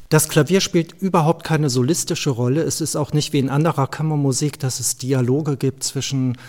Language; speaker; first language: German; non-native, fluent; Slovenian